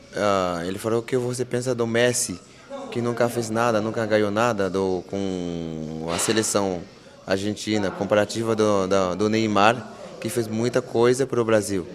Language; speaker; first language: Portuguese; non-native, fluent; Haitian Creole